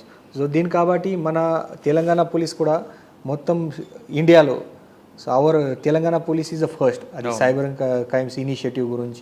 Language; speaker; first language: Telugu; non-native, fluent; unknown